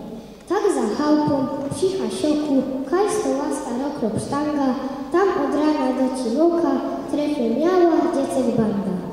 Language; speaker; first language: Polish; native; Polish